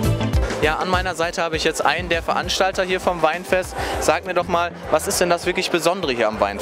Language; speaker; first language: German; native; German